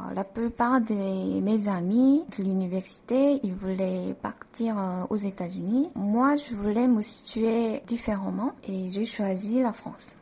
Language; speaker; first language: French; non-native, fluent; Korean